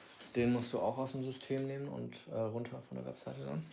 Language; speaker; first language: German; native; German